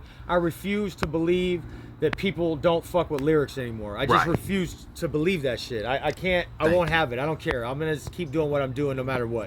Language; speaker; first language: English; native; English